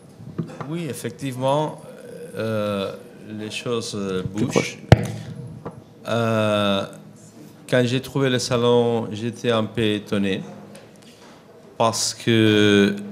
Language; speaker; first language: French; non-native, fluent; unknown